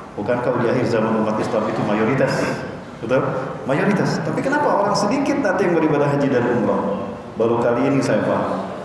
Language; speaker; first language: Indonesian; native; Indonesian